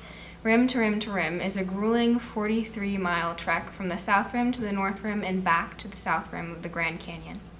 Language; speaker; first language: English; native; English